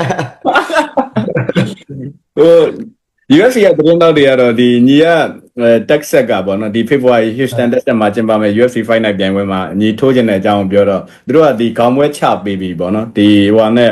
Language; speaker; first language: Burmese; native; Burmese